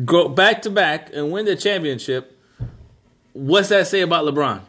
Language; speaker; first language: English; native; English